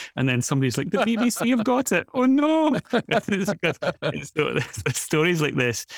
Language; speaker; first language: English; native; English